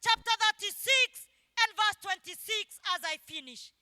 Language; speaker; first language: English; non-native, local second language; Swahili